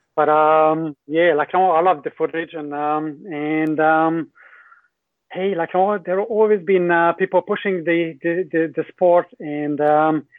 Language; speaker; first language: English; non-native, fluent; Hungarian